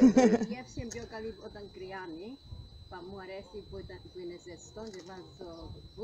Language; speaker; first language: Greek; early bilingual, heritage; Greek